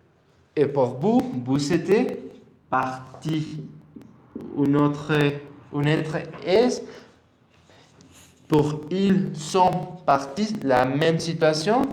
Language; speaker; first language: French; non-native, learner; Spanish